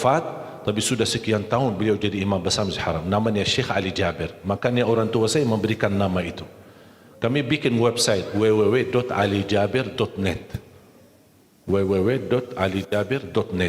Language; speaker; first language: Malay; non-native, fluent; Arabic